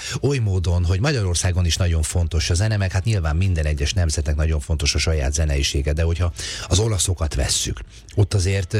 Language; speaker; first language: Hungarian; native; Hungarian